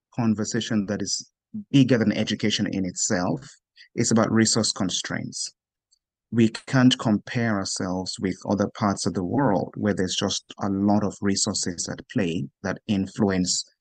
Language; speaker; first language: English; non-native, local second language; Yoruba